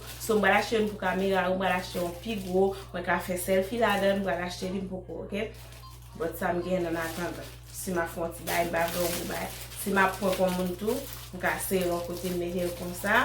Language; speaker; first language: French; non-native, learner; Haitian Creole